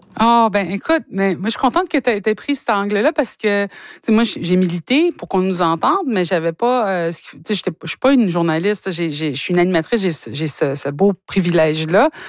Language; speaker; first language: French; native; French